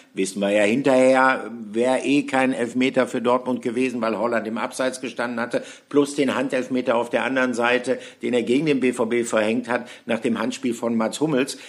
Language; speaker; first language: German; native; German